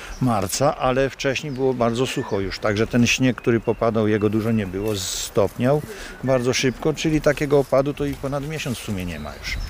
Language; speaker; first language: Polish; native; Polish